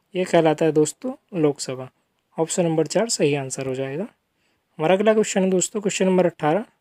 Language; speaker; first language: Hindi; native; Hindi